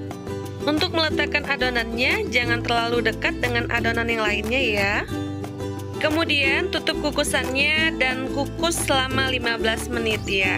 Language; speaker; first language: Indonesian; native; Indonesian